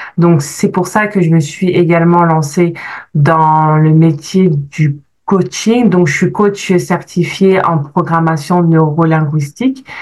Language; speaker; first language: French; native; French